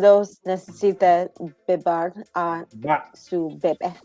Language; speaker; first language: Spanish; non-native, learner; English